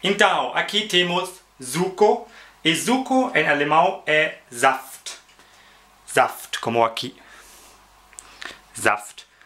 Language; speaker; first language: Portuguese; non-native, fluent; German